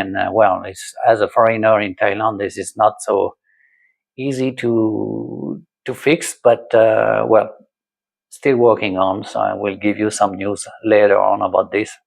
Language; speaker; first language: English; non-native, learner; French